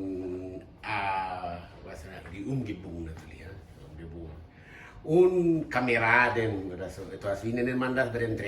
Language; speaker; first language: German; non-native, learner; Indonesian